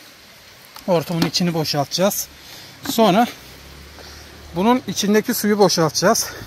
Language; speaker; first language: Turkish; native; Turkish